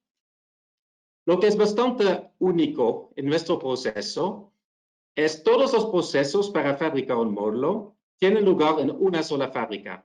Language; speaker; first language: Spanish; non-native, fluent; Dutch